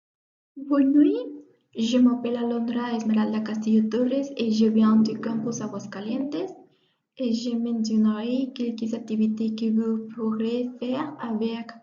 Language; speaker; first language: French; non-native, learner; Spanish